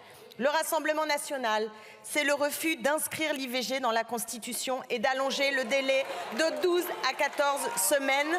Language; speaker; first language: French; native; French